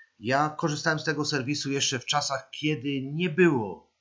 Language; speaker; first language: Polish; native; Polish